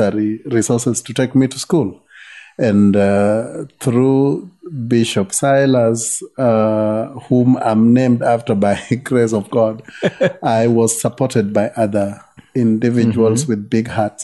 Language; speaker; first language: English; non-native, local second language; Luo (Kenya and Tanzania)